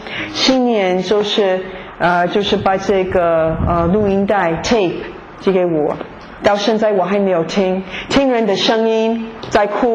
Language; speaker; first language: Chinese; non-native, fluent; English